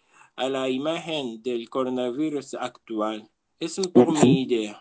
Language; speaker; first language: Spanish; non-native, learner; Japanese